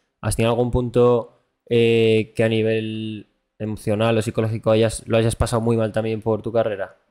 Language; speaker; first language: Spanish; native; Spanish